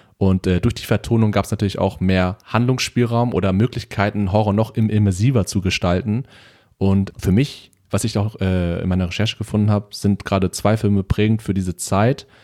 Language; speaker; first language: German; early bilingual, other home language; Vietnamese